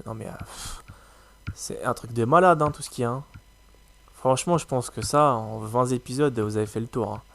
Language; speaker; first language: French; native; French